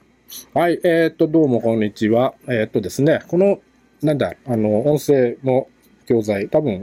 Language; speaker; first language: Japanese; native; Japanese